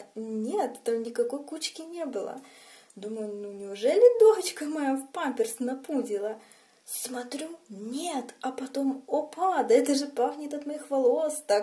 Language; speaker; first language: Russian; native; Russian